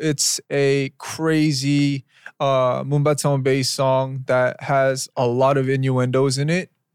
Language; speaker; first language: English; early bilingual, other home language; Korean